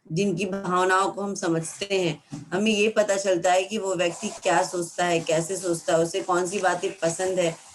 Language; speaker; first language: Hindi; non-native, local second language; Marathi